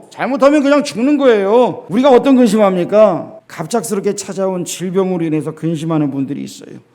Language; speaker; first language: Korean; native; Korean